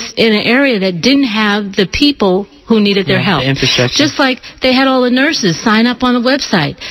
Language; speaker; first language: English; native; English